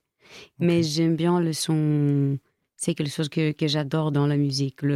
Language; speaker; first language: French; non-native, fluent; Greek